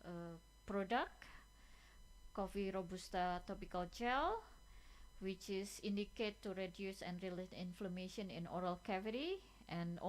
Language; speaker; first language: English; non-native, fluent; Indonesian